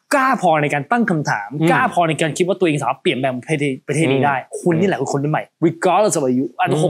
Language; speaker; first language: Thai; early bilingual, heritage; Cantonese